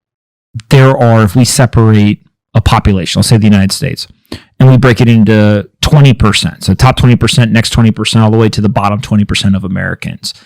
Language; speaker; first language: English; native; English